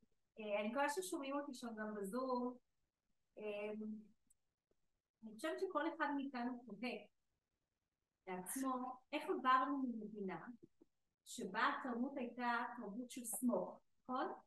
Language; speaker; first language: Hebrew; native; Hebrew